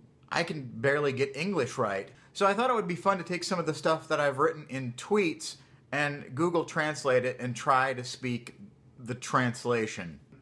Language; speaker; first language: English; native; English